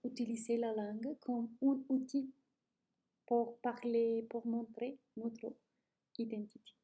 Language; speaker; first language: French; non-native, learner; Spanish